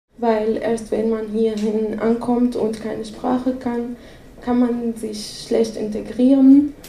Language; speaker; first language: German; non-native, fluent; Armenian